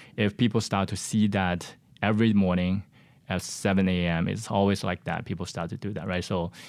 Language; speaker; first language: English; non-native, fluent; Chinese